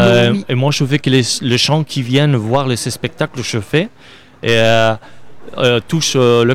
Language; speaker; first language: French; non-native, learner; Spanish